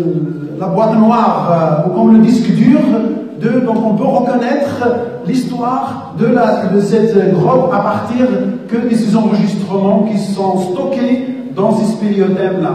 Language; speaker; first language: French; non-native, local second language; Arabic